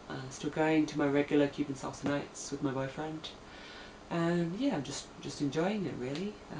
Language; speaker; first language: English; native; English